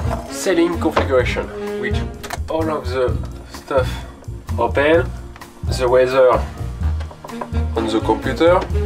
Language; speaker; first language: English; non-native, learner; French